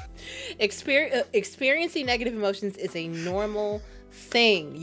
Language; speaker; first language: English; native; English